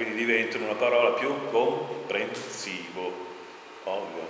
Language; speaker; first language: Italian; native; Italian